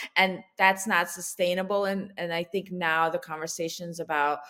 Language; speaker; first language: English; early bilingual, other home language; Russian